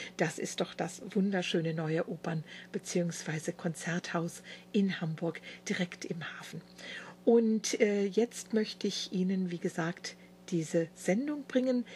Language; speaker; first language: German; native; German